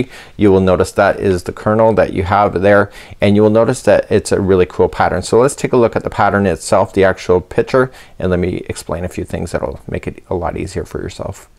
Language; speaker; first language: English; native; English